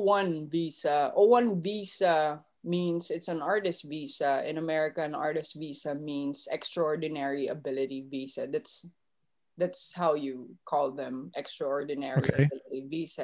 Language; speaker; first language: English; non-native, local second language; Filipino